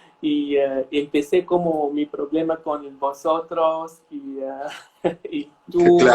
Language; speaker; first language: Spanish; non-native, fluent; Arabic